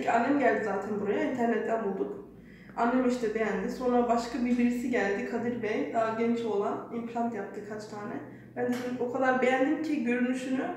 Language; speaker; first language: Turkish; early bilingual, heritage; Turkish